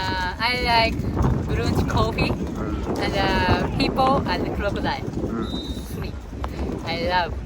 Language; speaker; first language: English; non-native, learner; Japanese